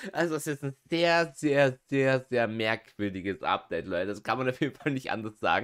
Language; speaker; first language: German; native; German